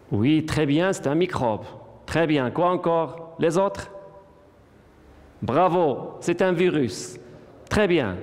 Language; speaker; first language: French; non-native, local second language; Arabic